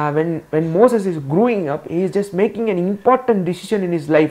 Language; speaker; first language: English; non-native, local second language; Tamil